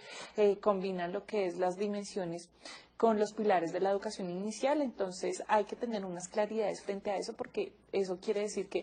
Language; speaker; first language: Spanish; native; Spanish